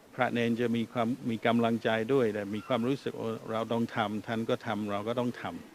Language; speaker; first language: Thai; non-native, fluent; English